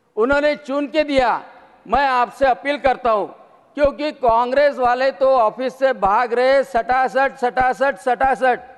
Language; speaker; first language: Hindi; non-native, local second language; Marathi